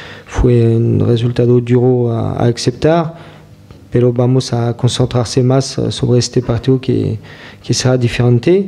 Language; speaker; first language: Spanish; non-native, fluent; French